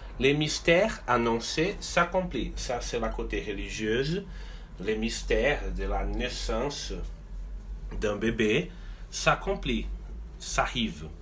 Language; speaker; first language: French; non-native, fluent; Portuguese